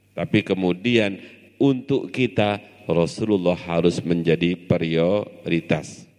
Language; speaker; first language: Indonesian; non-native, local second language; Javanese